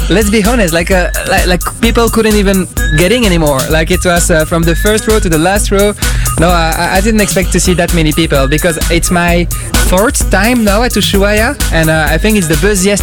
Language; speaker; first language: English; non-native, fluent; French